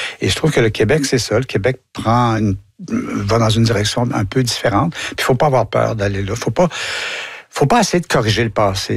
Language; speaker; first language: French; native; French